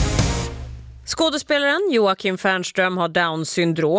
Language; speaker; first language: Swedish; native; Swedish